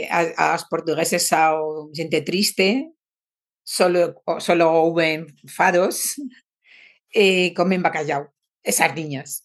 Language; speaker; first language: Portuguese; non-native, fluent; Spanish